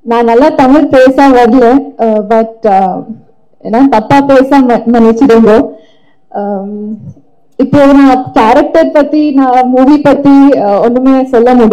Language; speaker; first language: Tamil; non-native, learner; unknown